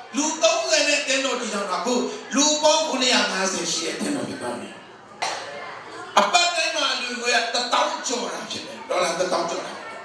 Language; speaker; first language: Burmese; non-native, local second language; Tedim Chin